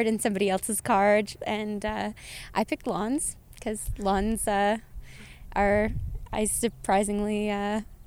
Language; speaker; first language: English; native; English